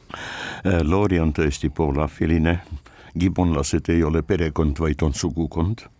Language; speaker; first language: Estonian; non-native, local second language; Russian